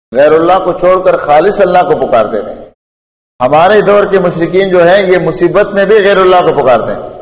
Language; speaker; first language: Urdu; non-native, local second language; Pashto